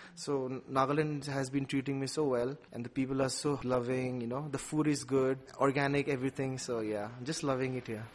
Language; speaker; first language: English; non-native, local second language; Nepali